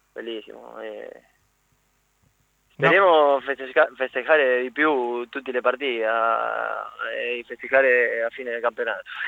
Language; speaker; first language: Italian; non-native, learner; Spanish